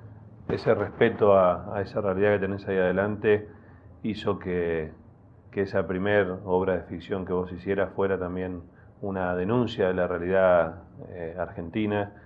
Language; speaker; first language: Spanish; native; Spanish